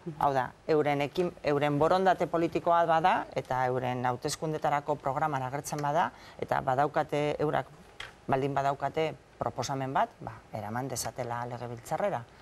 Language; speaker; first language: Basque; non-native, local second language; Spanish